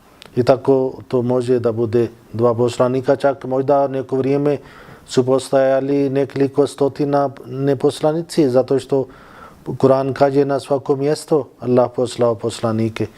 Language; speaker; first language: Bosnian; non-native, fluent; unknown